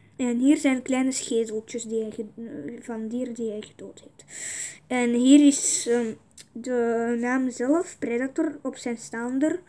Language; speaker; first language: Dutch; non-native, fluent; Russian